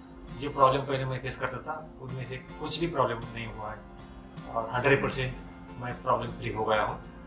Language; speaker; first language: Hindi; non-native, local second language; Marathi